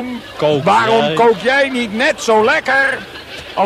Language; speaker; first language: Dutch; native; Dutch